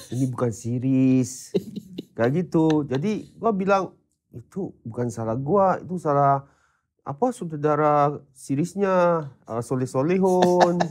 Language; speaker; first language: Indonesian; non-native, fluent; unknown